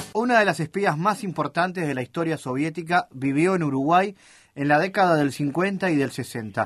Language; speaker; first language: Spanish; native; Spanish